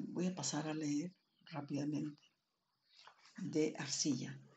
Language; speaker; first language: Spanish; non-native, local second language; Quechua